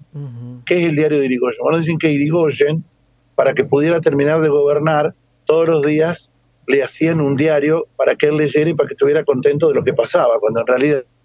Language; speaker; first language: Spanish; native; Spanish